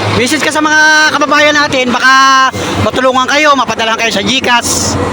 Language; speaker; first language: Filipino; native; Filipino